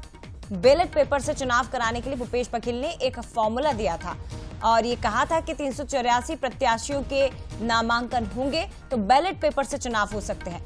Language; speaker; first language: Hindi; native; Hindi